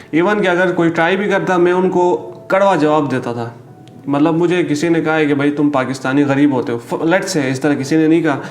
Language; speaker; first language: Urdu; native; Urdu